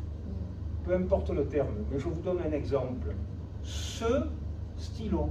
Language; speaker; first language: French; native; French